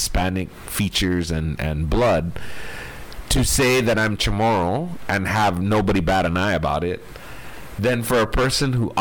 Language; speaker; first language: English; early bilingual, other home language; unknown